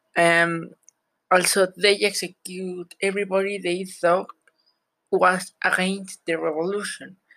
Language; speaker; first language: English; non-native, learner; Spanish